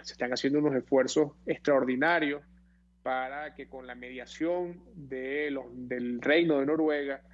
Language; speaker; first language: Spanish; native; Spanish